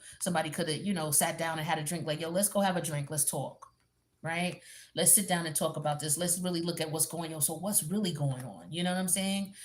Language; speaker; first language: English; native; English